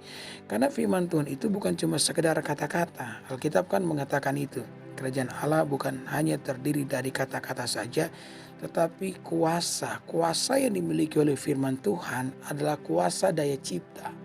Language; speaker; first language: Indonesian; native; Indonesian